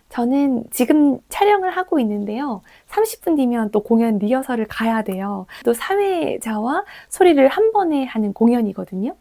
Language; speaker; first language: Korean; native; Korean